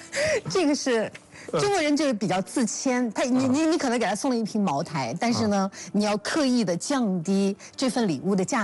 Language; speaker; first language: Chinese; native; Chinese